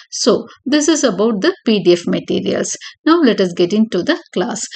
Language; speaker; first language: English; non-native, local second language; Tamil